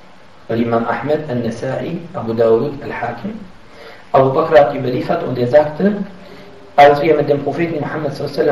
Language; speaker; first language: German; non-native, fluent; Arabic